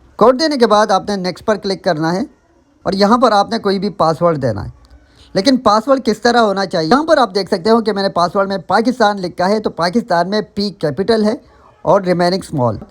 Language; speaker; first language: Urdu; non-native, local second language; Pashto